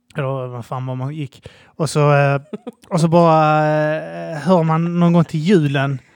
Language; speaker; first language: Swedish; native; Swedish